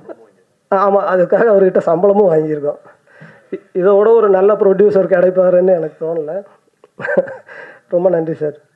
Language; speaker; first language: Tamil; native; Tamil